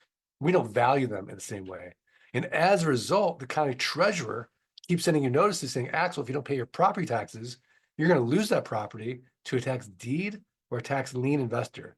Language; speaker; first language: English; native; English